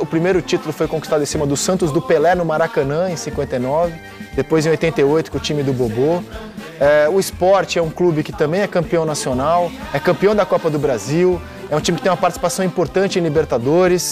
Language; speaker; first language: Portuguese; native; Portuguese